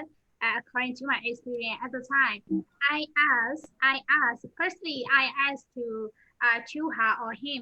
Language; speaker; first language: English; non-native, learner; Burmese